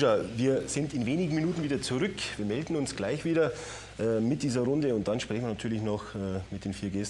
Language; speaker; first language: German; native; German